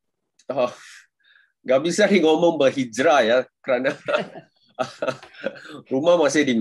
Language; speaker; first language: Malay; non-native, local second language; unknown